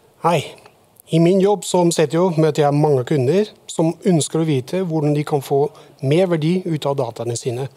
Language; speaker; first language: Norwegian; non-native, fluent; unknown